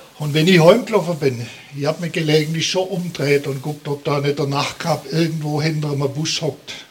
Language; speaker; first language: German; native; German